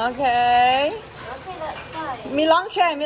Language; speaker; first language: English; non-native, learner; Thai